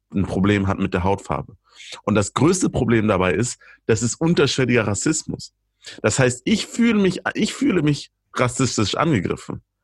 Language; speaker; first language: German; native; German